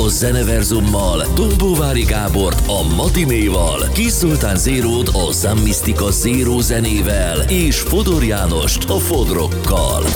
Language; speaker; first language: Hungarian; native; Hungarian